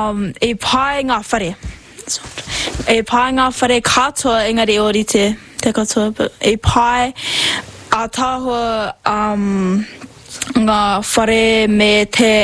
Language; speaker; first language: Māori; non-native, local second language; English